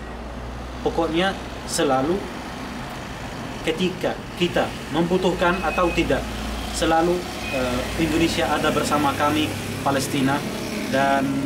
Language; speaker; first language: Indonesian; non-native, fluent; Arabic